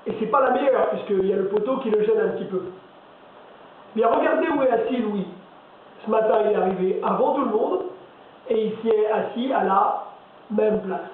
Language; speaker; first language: French; native; French